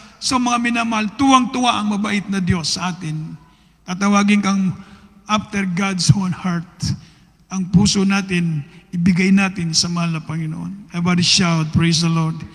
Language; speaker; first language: Filipino; native; Filipino